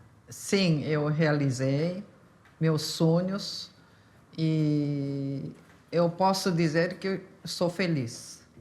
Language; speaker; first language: Portuguese; non-native, fluent; Korean